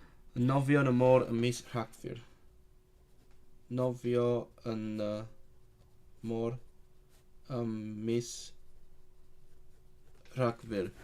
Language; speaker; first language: Welsh; non-native, learner; Cantonese